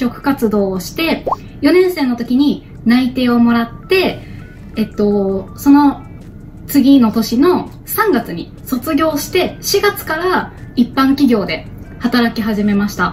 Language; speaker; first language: Japanese; native; Japanese